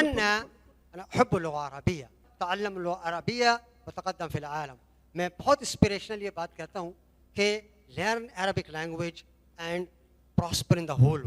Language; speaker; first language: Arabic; non-native, learner; Urdu